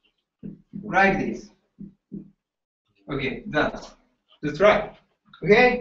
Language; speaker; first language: English; non-native, learner; Japanese